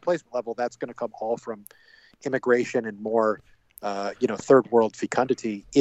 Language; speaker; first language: English; native; English